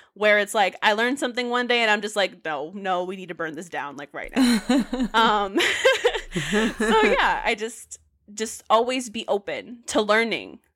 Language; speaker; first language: English; native; English